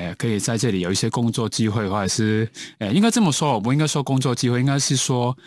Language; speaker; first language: Chinese; non-native, local second language; Cantonese